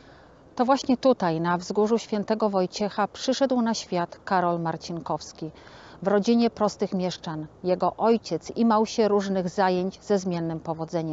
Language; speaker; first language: Polish; native; Polish